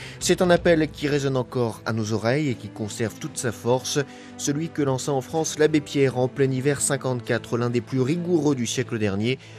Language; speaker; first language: French; native; French